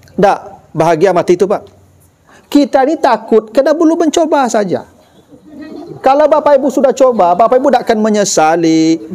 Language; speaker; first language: Malay; non-native, local second language; Minangkabau